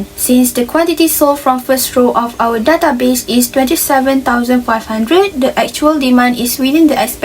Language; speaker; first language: English; non-native, local second language; Malay